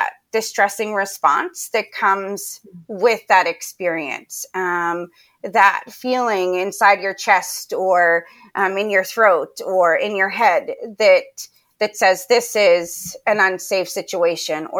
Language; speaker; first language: English; native; English